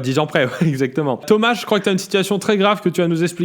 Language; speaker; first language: French; native; French